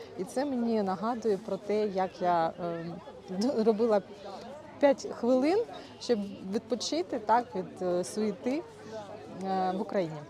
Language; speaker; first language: Ukrainian; native; Ukrainian